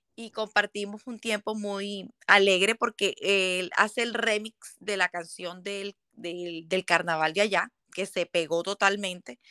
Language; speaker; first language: Spanish; native; Spanish